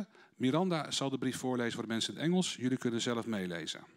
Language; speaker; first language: Dutch; native; Dutch